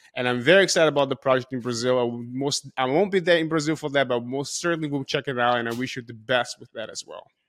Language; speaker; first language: English; non-native, fluent; Portuguese